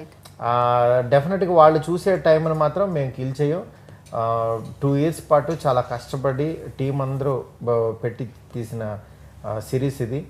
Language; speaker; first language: Telugu; native; Telugu